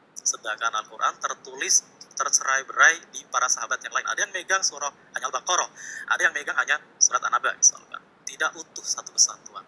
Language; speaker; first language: Indonesian; native; Indonesian